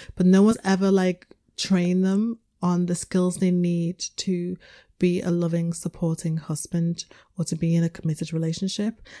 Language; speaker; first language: English; native; English